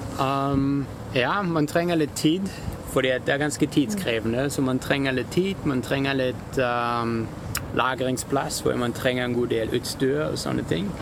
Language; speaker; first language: Norwegian; non-native, fluent; German